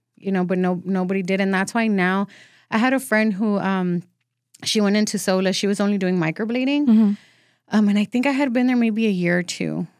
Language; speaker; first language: English; early bilingual, other home language; Spanish